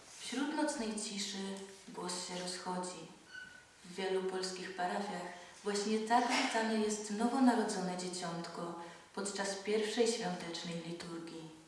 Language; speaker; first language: Polish; native; Polish